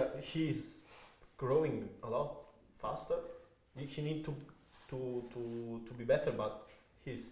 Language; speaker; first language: English; non-native, fluent; Italian